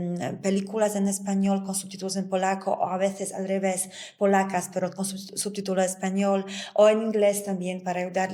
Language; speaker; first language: Spanish; non-native, fluent; Polish